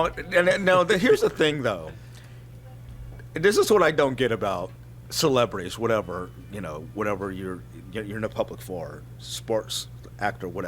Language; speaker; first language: English; native; English